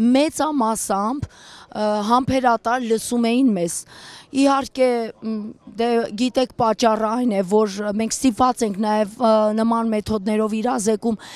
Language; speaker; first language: Armenian; native; Armenian